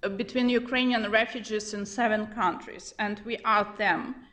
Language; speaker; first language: English; non-native, fluent; Ukrainian